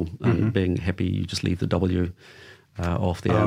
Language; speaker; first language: English; native; English